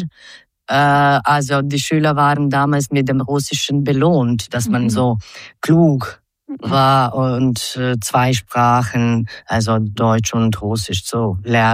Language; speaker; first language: German; non-native, fluent; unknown